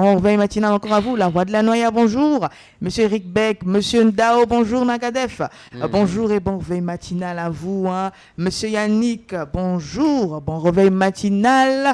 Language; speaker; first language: French; native; French